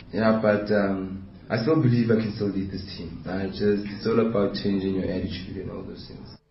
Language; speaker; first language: English; non-native, local second language; Southern Sotho